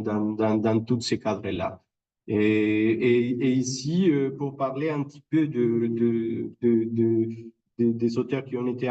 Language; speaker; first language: French; non-native, fluent; Spanish